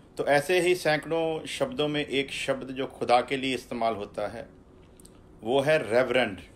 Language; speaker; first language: Hindi; non-native, local second language; Punjabi